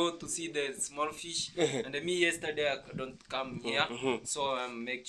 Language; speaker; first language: English; non-native, learner; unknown